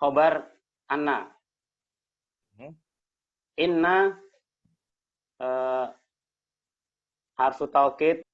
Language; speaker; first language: Arabic; non-native, learner; Indonesian